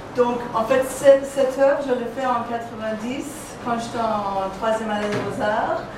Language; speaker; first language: French; non-native, fluent; Persian